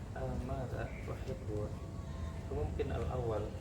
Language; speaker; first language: Arabic; non-native, learner; Indonesian